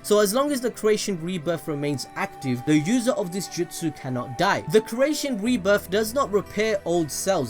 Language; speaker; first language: English; native; English